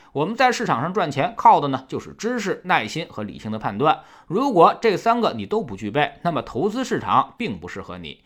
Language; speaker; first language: Chinese; native; Chinese